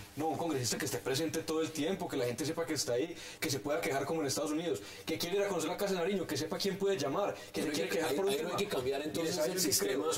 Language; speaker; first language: Spanish; native; Spanish